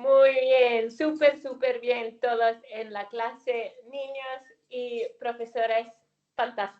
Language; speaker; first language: Spanish; non-native, fluent; Welsh